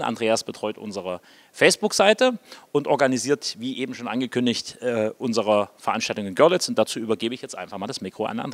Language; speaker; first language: German; native; German